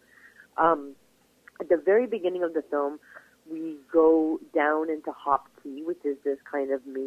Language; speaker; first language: English; native; English